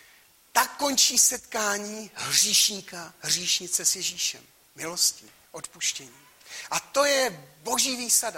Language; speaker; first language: Czech; native; Czech